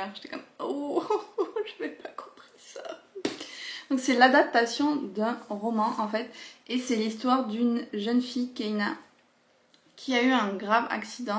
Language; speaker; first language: French; native; French